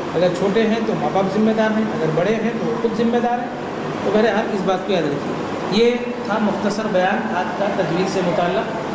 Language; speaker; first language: Urdu; native; Urdu